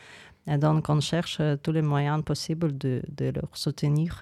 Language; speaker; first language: French; non-native, fluent; Ukrainian